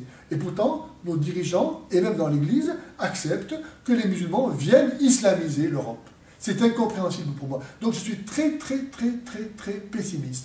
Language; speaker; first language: French; native; French